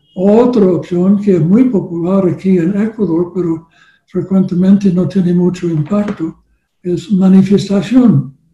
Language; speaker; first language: Spanish; non-native, learner; English